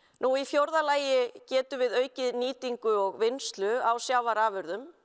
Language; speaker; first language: Icelandic; native; Icelandic